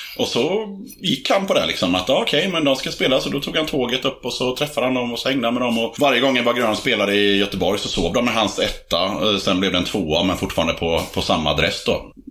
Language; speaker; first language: Swedish; native; Swedish